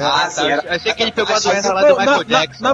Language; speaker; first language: Portuguese; native; Portuguese